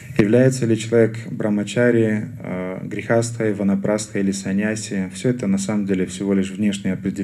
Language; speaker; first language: Russian; native; Russian